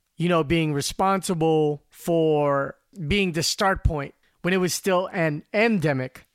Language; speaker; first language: English; non-native, local second language; Filipino